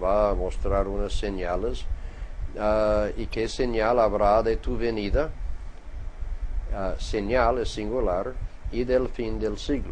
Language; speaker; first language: Spanish; non-native, fluent; English